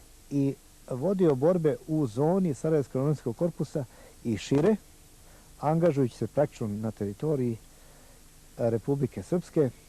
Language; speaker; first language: Bosnian; native; Bosnian